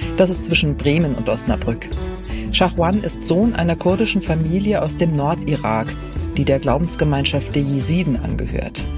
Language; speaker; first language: German; native; German